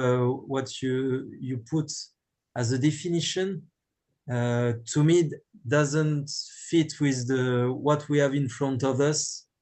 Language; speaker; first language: English; non-native, learner; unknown